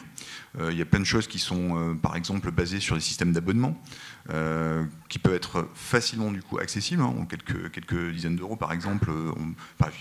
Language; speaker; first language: French; native; French